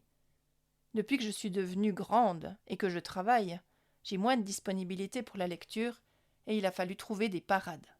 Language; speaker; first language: French; native; French